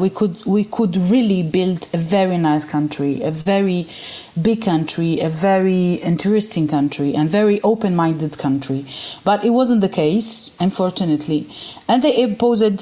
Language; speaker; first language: English; non-native, fluent; Arabic